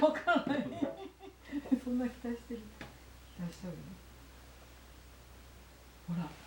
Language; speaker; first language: Japanese; native; Japanese